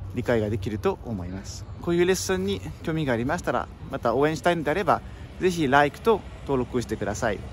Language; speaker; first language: Japanese; non-native, fluent; French